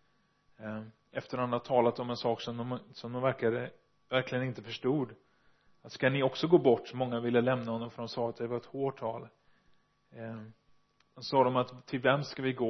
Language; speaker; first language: Swedish; non-native, fluent; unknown